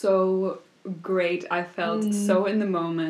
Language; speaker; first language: English; non-native, fluent; German